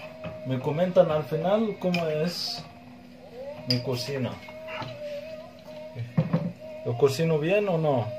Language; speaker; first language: Spanish; non-native, fluent; Arabic